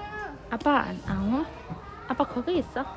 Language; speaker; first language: Korean; non-native, fluent; Chinese